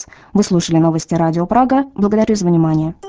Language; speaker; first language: Russian; native; Russian